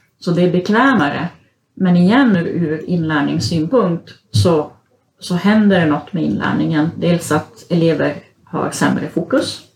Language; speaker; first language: Swedish; early bilingual, other home language; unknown